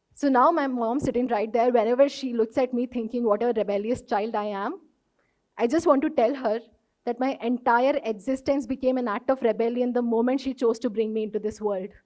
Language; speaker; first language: English; non-native, local second language; Hindi